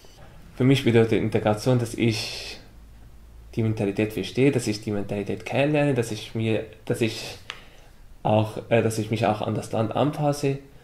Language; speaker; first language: German; non-native, local second language; Arabic